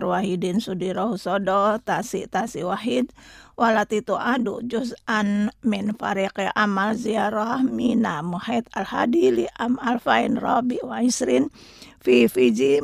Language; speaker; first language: Arabic; non-native, fluent; Indonesian